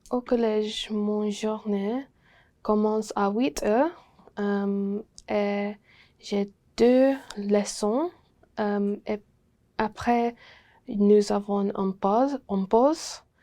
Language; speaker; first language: French; non-native, learner; English